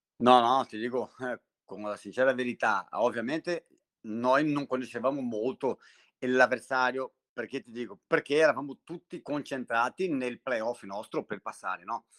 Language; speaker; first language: Italian; non-native, fluent; Portuguese